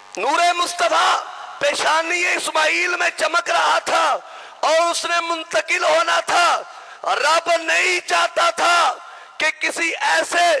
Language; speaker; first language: Urdu; native; Urdu